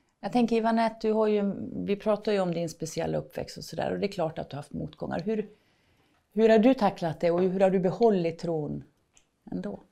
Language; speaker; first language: Swedish; native; Swedish